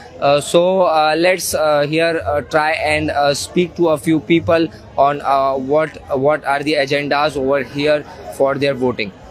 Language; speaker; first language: English; non-native, local second language; Hindi